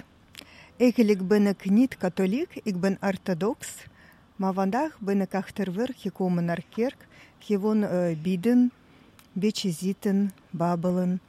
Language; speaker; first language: Dutch; non-native, learner; Russian